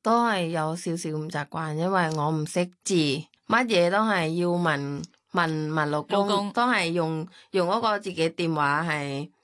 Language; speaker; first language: Cantonese; non-native, learner; Thai